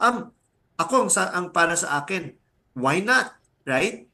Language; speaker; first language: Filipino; native; Filipino